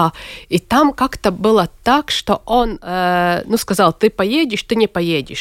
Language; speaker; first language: Russian; non-native, local second language; Latvian